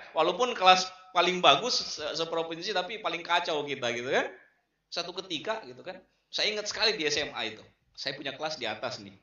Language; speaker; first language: Indonesian; native; Indonesian